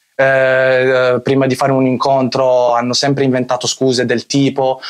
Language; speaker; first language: Italian; early bilingual, other home language; Arabic